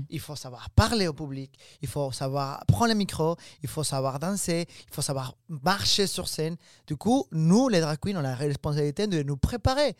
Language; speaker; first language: French; non-native, fluent; Spanish